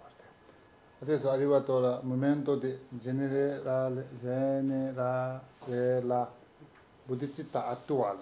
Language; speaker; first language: Italian; non-native, learner; Tibetan